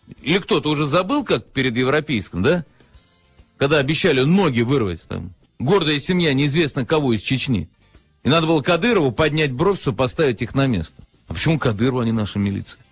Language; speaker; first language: Russian; native; Russian